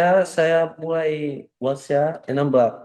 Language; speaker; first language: Indonesian; non-native, learner; Portuguese